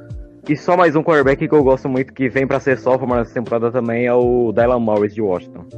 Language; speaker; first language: Portuguese; native; Portuguese